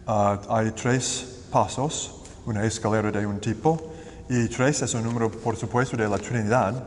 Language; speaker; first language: Spanish; non-native, learner; English